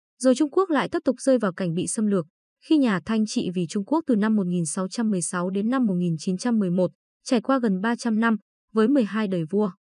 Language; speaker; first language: Vietnamese; native; Vietnamese